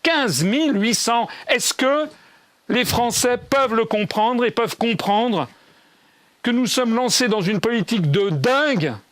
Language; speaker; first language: French; native; French